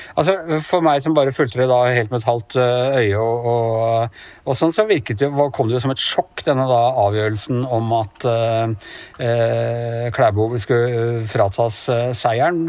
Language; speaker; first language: Norwegian; native; Norwegian